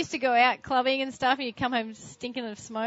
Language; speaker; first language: English; native; English